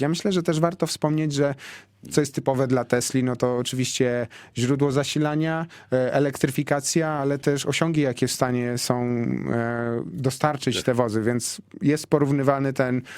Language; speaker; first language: Polish; native; Polish